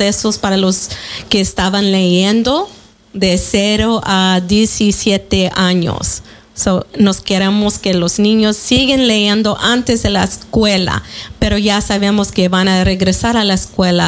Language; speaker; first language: Spanish; early bilingual, heritage; Spanish